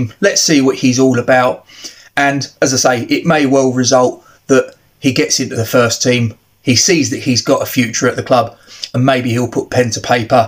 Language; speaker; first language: English; native; English